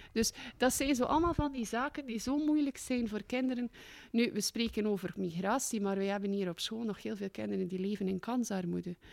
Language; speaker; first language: Dutch; native; Dutch